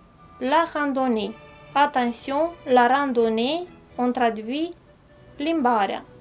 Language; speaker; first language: French; non-native, fluent; Romanian